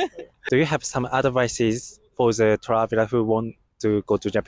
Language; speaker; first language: English; non-native, fluent; Japanese